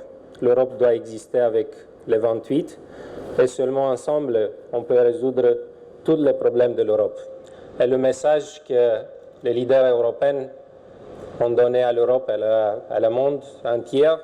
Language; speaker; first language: French; non-native, fluent; Romanian